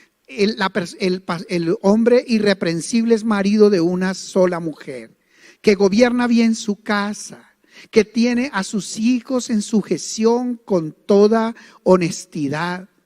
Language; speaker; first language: Spanish; native; Spanish